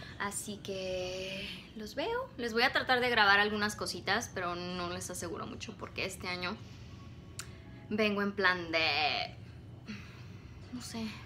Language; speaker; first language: Spanish; early bilingual, heritage; Spanish